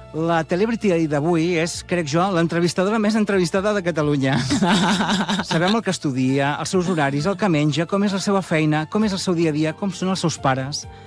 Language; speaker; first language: Catalan; native; Catalan